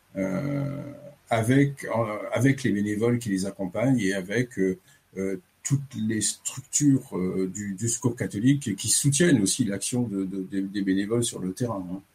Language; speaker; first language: French; native; French